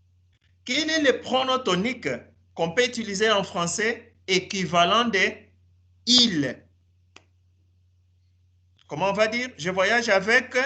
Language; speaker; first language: French; non-native, fluent; Spanish